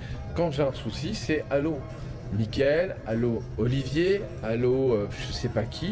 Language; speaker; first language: French; native; French